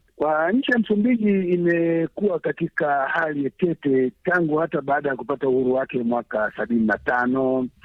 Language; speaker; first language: Swahili; native; Swahili